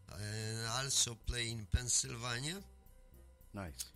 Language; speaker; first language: English; non-native, fluent; Polish